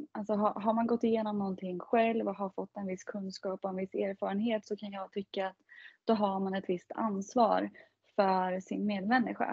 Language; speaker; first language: Swedish; native; Swedish